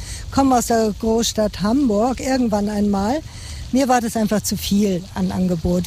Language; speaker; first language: German; native; German